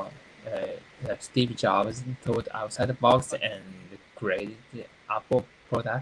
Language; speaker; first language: English; non-native, learner; Japanese